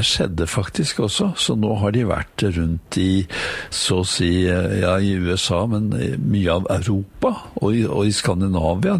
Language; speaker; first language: Norwegian; native; Norwegian